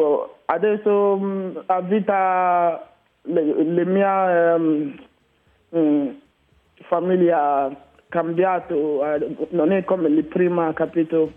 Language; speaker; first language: Italian; non-native, learner; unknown